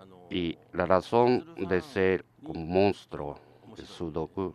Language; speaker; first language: Spanish; non-native, learner; Japanese